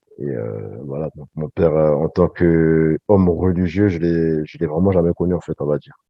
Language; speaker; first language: French; early bilingual, other home language; Sango